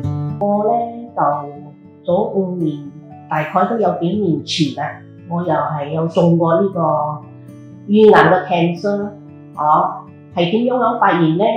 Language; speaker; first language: Cantonese; native; Cantonese